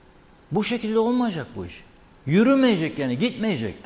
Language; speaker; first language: Turkish; native; Turkish